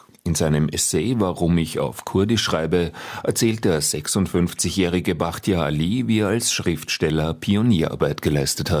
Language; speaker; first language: German; native; German